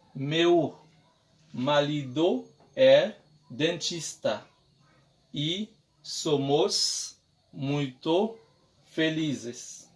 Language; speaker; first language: Portuguese; non-native, learner; Haitian Creole